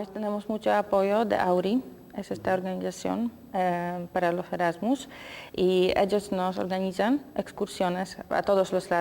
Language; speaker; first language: Spanish; non-native, learner; Polish